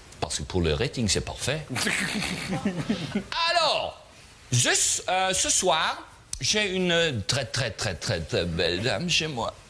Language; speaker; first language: French; non-native, learner; German